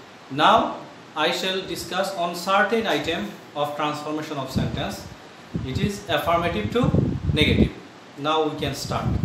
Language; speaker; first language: English; non-native, local second language; Bangla